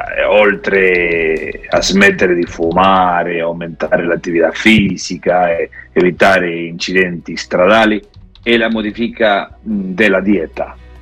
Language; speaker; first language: Italian; non-native, learner; Spanish